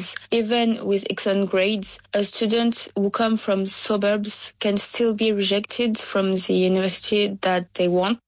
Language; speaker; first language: English; non-native, learner; French